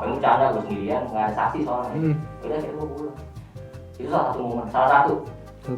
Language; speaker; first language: Indonesian; native; Indonesian